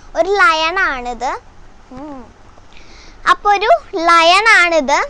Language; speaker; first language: Malayalam; native; Malayalam